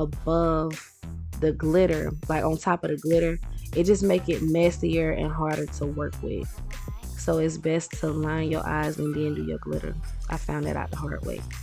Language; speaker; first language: English; native; English